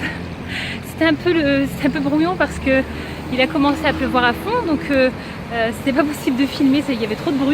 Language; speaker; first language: French; native; French